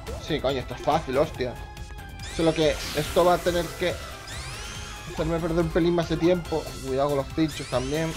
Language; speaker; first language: Spanish; native; Spanish